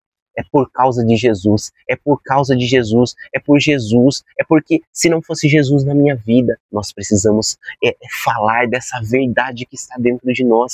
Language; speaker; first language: Portuguese; native; Portuguese